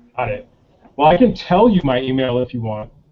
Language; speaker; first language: English; native; English